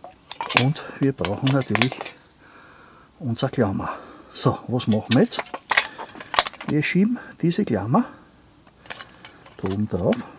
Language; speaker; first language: German; native; German